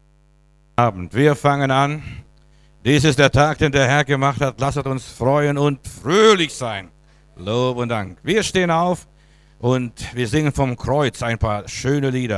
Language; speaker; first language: German; native; German